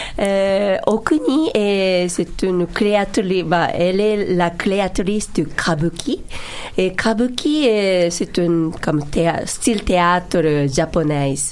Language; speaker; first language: French; non-native, learner; Japanese